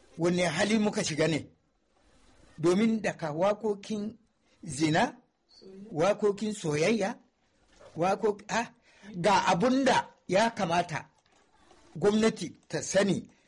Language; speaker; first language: Hausa; non-native, local second language; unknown